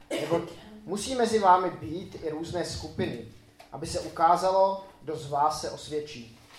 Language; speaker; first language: Czech; native; Czech